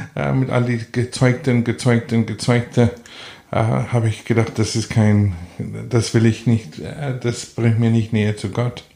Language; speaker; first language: German; non-native, fluent; Afrikaans